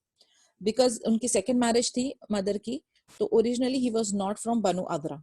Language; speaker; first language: English; non-native, local second language; Urdu